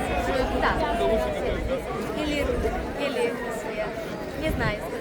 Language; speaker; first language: Russian; non-native, learner; Serbian